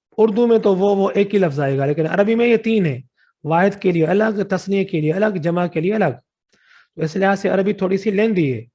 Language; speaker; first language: Urdu; non-native, local second language; Sindhi